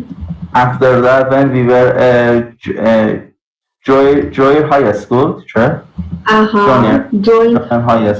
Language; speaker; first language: English; non-native, learner; Persian